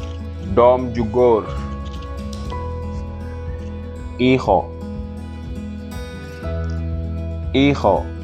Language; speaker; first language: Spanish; non-native, fluent; Wolof